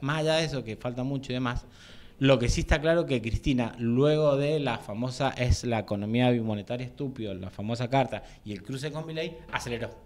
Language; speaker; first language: Spanish; native; Spanish